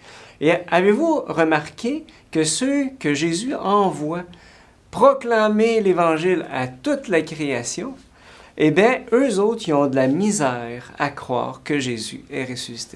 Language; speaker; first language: French; native; French